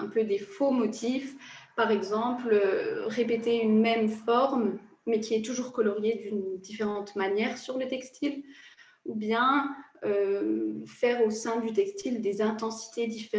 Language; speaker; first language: French; native; French